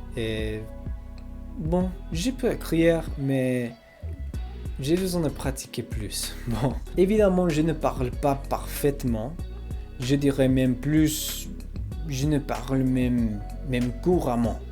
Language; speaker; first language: French; non-native, learner; English